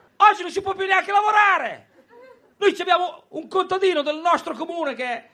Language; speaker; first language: Italian; native; Italian